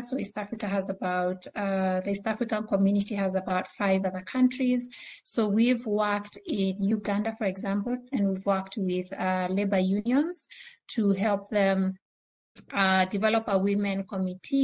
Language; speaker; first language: English; non-native, local second language; Swahili